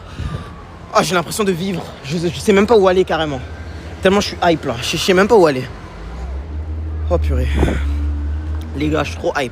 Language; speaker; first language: French; native; French